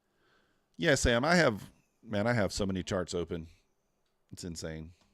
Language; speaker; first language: English; native; English